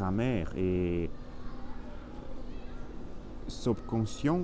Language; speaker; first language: French; non-native, learner; Spanish